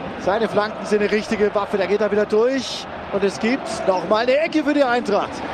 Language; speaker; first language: German; native; German